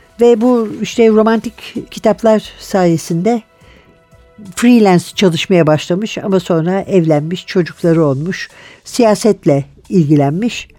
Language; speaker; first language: Turkish; native; Turkish